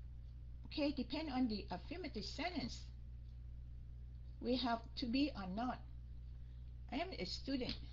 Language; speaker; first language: English; non-native, fluent; Vietnamese